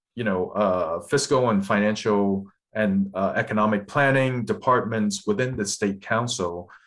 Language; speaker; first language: English; non-native, local second language; Cantonese